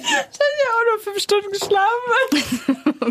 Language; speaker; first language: German; native; German